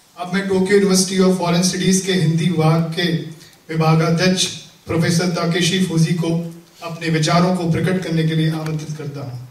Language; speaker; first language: Hindi; native; Hindi